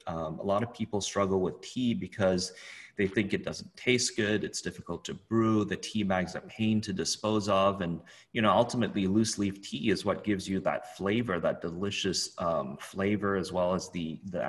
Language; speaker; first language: English; non-native, local second language; Cantonese